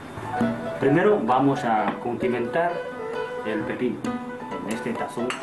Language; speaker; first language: Spanish; non-native, fluent; Chinese